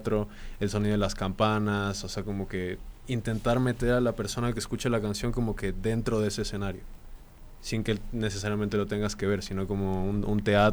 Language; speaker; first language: Spanish; native; Spanish